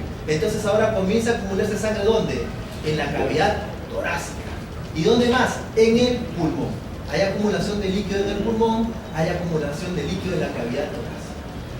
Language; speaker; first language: Spanish; native; Spanish